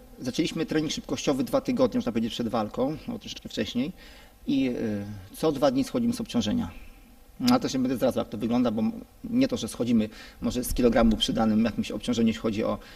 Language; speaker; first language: Polish; native; Polish